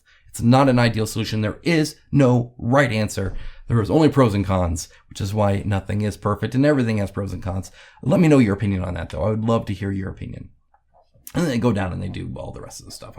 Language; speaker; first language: English; native; English